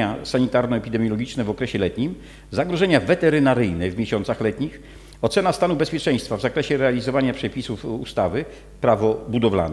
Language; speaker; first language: Polish; native; Polish